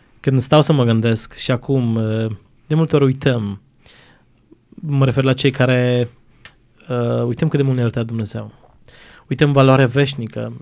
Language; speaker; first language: Romanian; non-native, local second language; Croatian